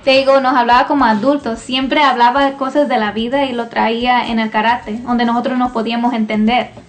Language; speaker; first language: Spanish; early bilingual, heritage; Spanish